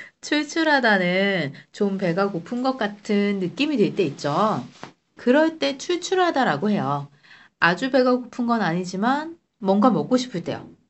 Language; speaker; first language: Korean; native; Korean